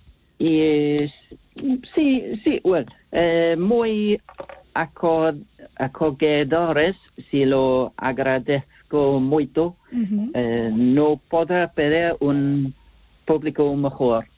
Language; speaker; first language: Spanish; non-native, learner; English